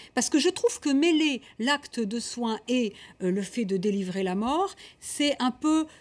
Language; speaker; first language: French; native; French